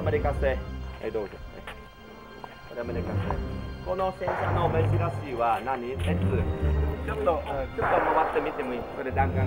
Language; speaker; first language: Japanese; non-native, learner; Vietnamese